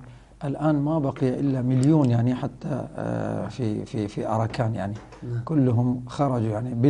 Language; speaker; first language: Arabic; non-native, fluent; Rohingya